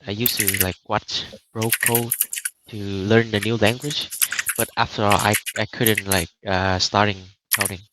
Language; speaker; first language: English; non-native, learner; Vietnamese